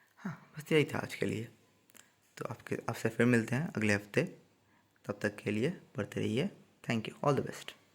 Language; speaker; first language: Hindi; non-native, local second language; Bangla